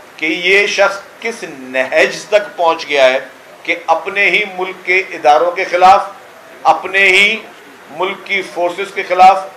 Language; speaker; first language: Urdu; non-native, local second language; Sindhi